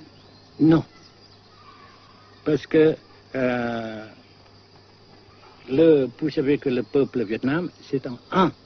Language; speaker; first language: French; non-native, local second language; Vietnamese